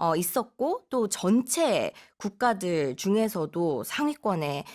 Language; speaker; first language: Korean; native; Korean